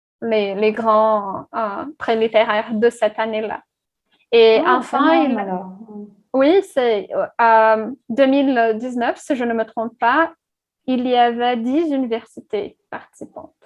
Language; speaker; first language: French; non-native, fluent; Portuguese